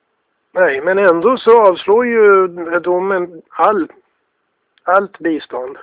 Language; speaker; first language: Swedish; native; Swedish